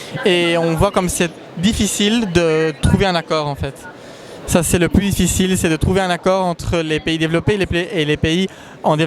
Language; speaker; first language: French; non-native, fluent; Spanish